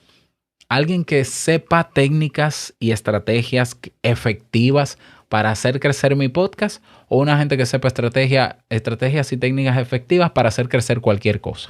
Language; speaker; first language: Spanish; native; Spanish